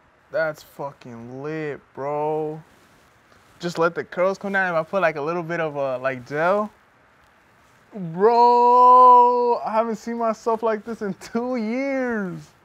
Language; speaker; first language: English; native; English